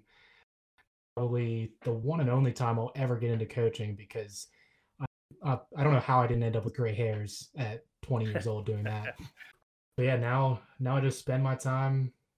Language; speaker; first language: English; native; English